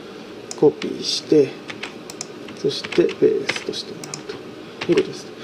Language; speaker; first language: Japanese; native; Japanese